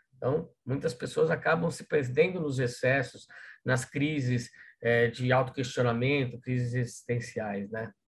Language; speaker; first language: Portuguese; native; Portuguese